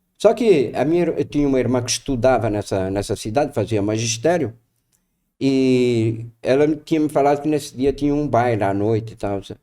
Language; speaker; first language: Portuguese; native; Portuguese